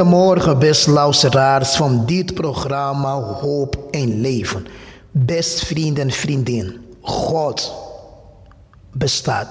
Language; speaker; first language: Dutch; non-native, fluent; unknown